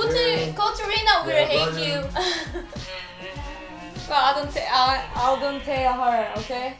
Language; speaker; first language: English; non-native, learner; Korean